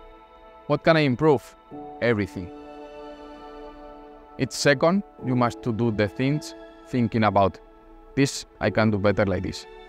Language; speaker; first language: English; non-native, learner; Spanish